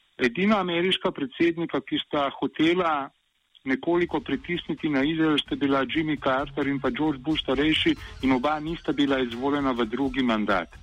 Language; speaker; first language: Slovenian; native; Slovenian